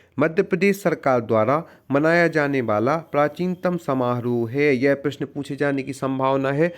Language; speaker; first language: Hindi; native; Hindi